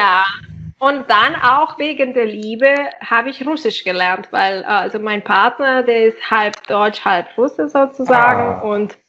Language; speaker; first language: German; non-native, fluent; Catalan